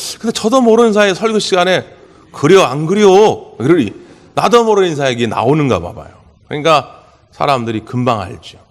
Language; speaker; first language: Korean; native; Korean